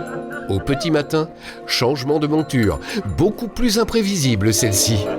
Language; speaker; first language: French; native; French